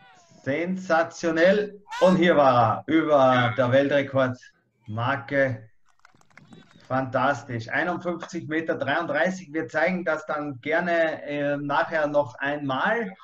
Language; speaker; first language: German; native; German